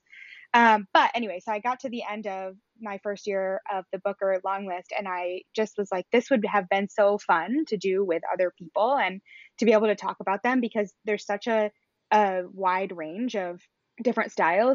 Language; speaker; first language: English; native; English